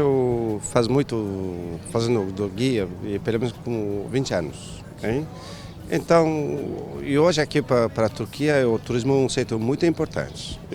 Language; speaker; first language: Portuguese; non-native, learner; Turkish